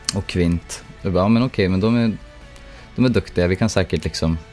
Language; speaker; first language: Swedish; native; Swedish